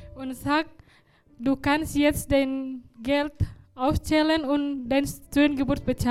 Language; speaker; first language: German; non-native, learner; Indonesian